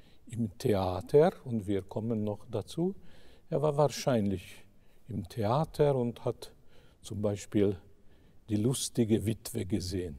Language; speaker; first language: German; non-native, fluent; Hungarian